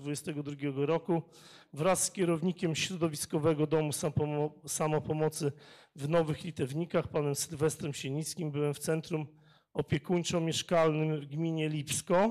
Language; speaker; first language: Polish; native; Polish